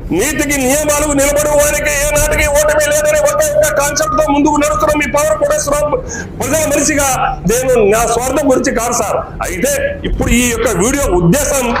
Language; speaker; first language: Telugu; native; Telugu